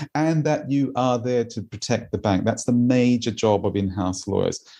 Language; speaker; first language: English; native; English